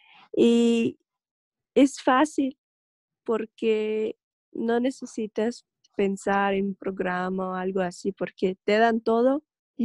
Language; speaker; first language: Spanish; non-native, learner; Russian